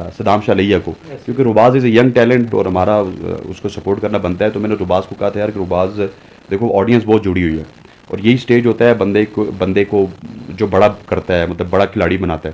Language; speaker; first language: Urdu; non-native, local second language; Punjabi